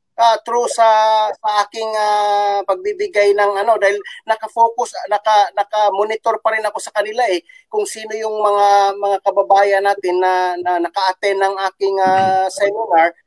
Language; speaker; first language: Filipino; non-native, local second language; Cebuano